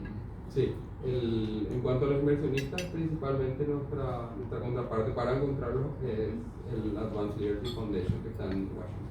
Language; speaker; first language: Spanish; native; Spanish